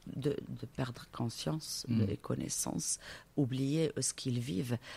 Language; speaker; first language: French; non-native, local second language; Arabic